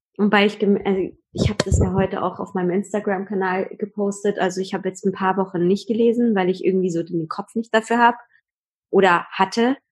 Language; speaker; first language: German; early bilingual, other home language; Persian